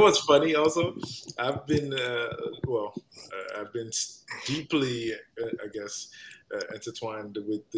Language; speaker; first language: English; non-native, local second language; Igbo